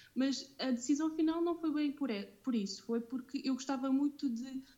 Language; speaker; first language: Portuguese; early bilingual, other home language; Romanian